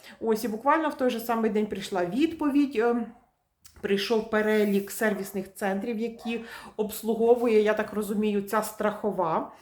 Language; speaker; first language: Ukrainian; native; Ukrainian